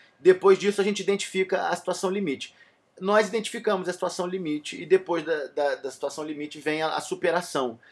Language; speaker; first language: Portuguese; native; Portuguese